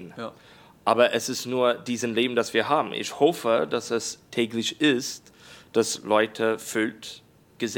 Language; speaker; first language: German; non-native, learner; English